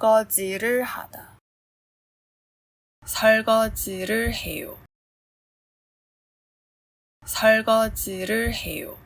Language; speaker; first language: Korean; non-native, fluent; Chinese